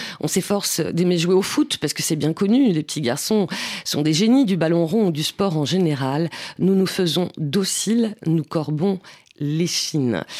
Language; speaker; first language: French; native; French